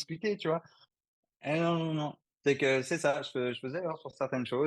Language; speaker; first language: French; native; French